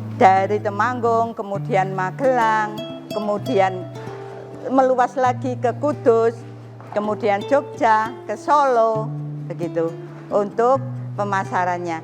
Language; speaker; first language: Indonesian; non-native, local second language; Javanese